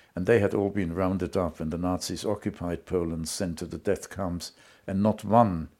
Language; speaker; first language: English; non-native, fluent; German